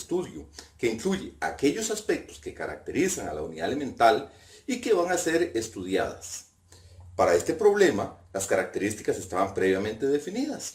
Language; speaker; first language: Spanish; native; Spanish